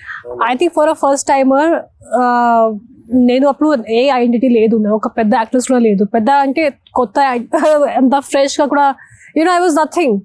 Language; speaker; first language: Telugu; non-native, local second language; Hindi